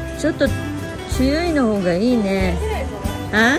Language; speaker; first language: Japanese; non-native, fluent; Filipino